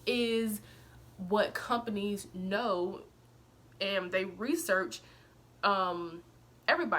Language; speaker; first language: English; native; English